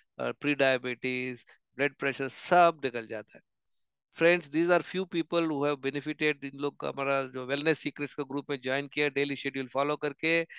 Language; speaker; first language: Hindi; non-native, local second language; Telugu